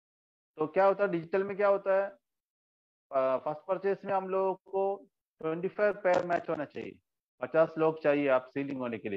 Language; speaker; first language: Hindi; non-native, local second language; Malayalam